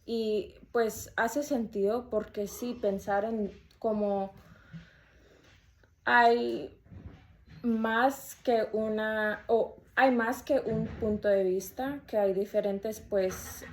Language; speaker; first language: Spanish; early bilingual, heritage; Spanish